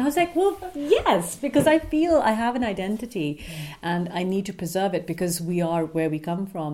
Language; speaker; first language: English; non-native, local second language; Urdu